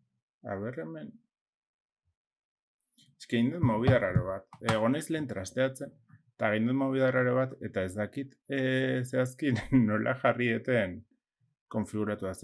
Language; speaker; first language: Basque; non-native, local second language; Spanish